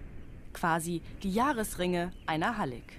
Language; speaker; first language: German; native; German